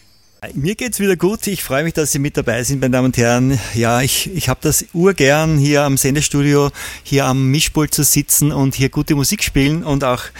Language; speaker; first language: German; native; German